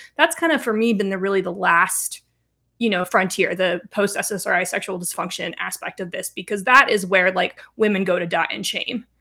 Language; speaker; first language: English; native; English